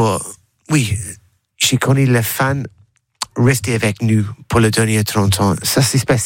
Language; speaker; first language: French; non-native, learner; English